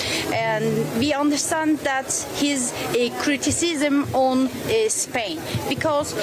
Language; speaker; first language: English; non-native, fluent; Turkish